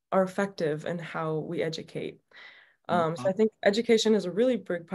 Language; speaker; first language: English; native; English